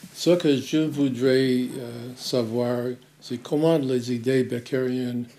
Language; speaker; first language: French; non-native, fluent; English